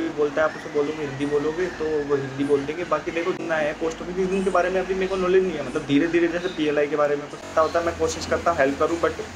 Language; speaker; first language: Hindi; native; Hindi